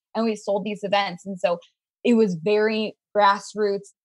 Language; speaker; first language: English; native; English